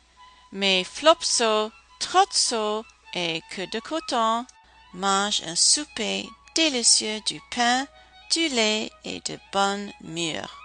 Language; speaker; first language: French; non-native, fluent; English